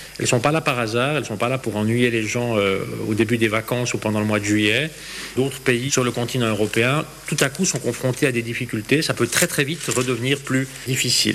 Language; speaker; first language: French; native; French